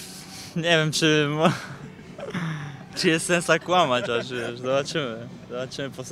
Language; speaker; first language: Polish; native; Polish